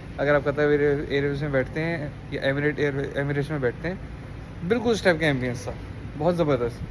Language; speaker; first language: Hindi; native; Hindi